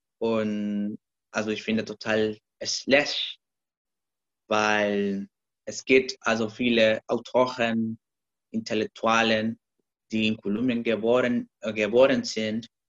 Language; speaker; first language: German; non-native, learner; Spanish